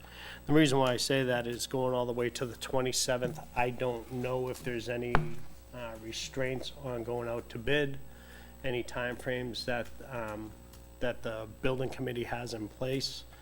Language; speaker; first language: English; native; English